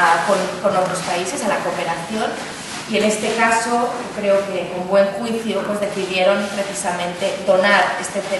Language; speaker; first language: Spanish; native; Spanish